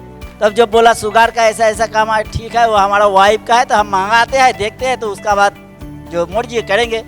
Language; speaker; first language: Hindi; non-native, local second language; Bangla